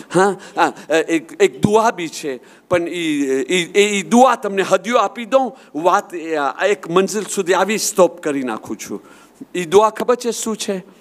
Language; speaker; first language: Gujarati; early bilingual, heritage; Gujarati